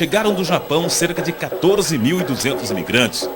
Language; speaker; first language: Portuguese; native; Portuguese